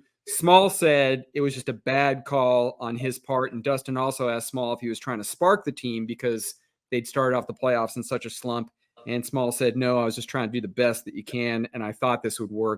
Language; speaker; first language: English; native; English